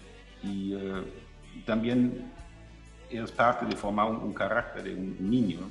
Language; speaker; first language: Spanish; non-native, fluent; German